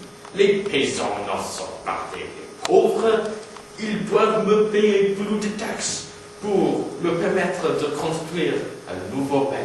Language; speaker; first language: French; non-native, learner; English